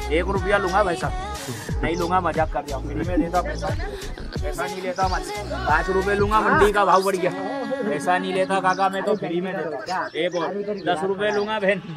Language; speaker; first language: Hindi; non-native, local second language; Bangla